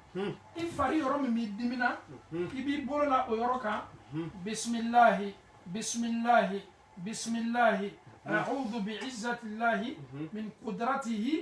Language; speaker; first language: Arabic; non-native, fluent; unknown